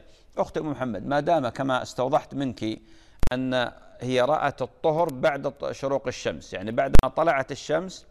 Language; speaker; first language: Arabic; native; Arabic